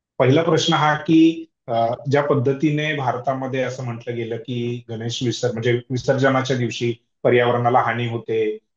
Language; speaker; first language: Marathi; native; Marathi